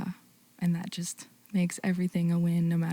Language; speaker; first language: English; native; English